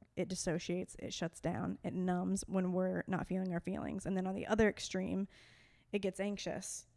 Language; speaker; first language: English; native; English